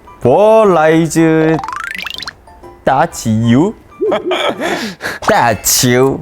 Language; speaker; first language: Chinese; non-native, learner; Korean